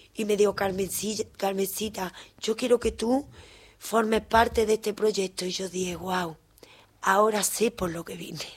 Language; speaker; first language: Spanish; native; Spanish